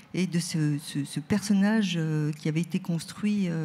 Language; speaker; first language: French; native; French